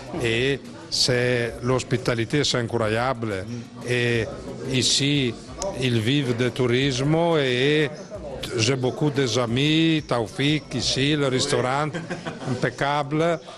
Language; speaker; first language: French; non-native, learner; Italian